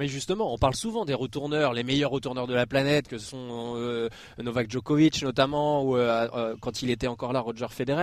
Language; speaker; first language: French; native; French